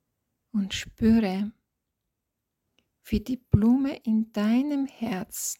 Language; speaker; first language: German; non-native, fluent; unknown